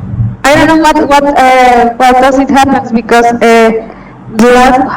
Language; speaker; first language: English; non-native, fluent; Spanish